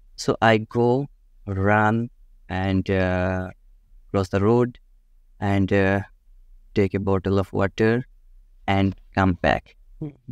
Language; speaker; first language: English; non-native, local second language; Bangla